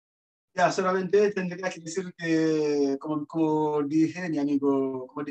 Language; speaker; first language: Spanish; non-native, fluent; Haitian Creole